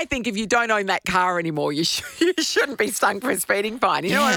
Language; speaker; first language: English; native; English